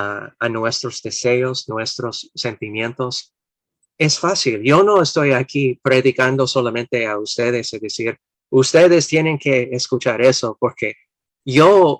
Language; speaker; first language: Spanish; non-native, fluent; English